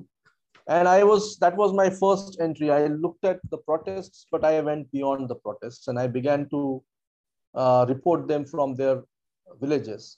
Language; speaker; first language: English; non-native, local second language; Marathi